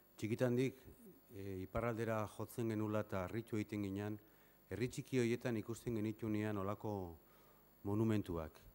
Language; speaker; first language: Basque; native; Basque